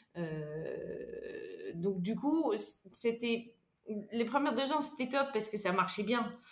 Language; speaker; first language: French; non-native, fluent; Dutch